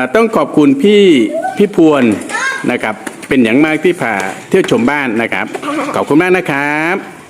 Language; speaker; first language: Thai; non-native, local second language; Khmer